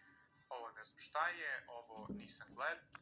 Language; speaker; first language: Bosnian; native; Bosnian